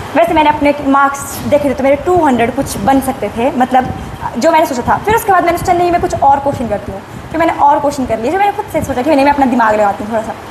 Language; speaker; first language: Hindi; native; Hindi